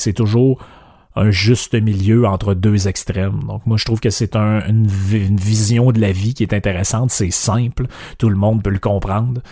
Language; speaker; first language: French; native; French